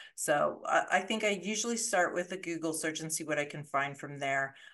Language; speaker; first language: English; native; English